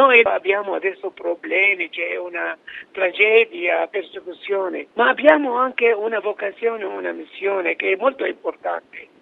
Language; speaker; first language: Italian; non-native, fluent; Arabic